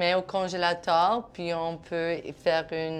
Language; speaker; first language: French; non-native, local second language; English